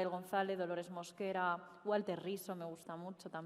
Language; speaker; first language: Spanish; native; Spanish